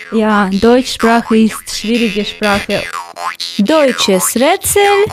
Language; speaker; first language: German; non-native, learner; Ukrainian